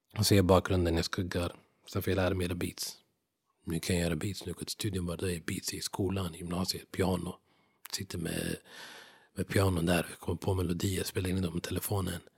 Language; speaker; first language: Swedish; non-native, fluent; English